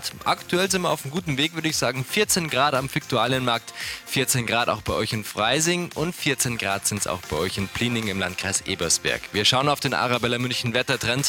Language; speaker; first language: German; native; German